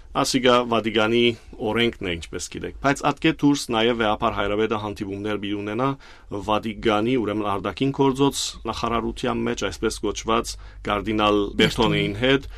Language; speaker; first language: Armenian; early bilingual, heritage; Armenian